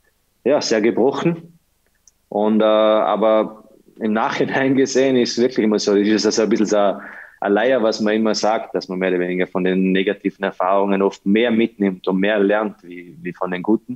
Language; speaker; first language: German; native; German